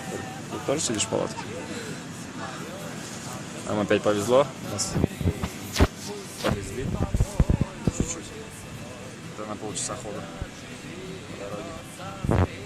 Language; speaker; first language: Russian; native; Russian